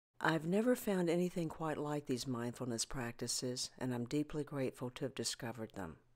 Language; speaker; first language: English; native; English